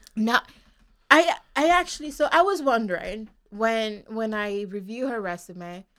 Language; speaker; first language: English; non-native, fluent; Spanish